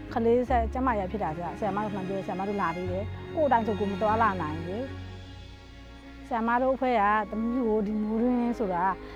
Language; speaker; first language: Burmese; native; Burmese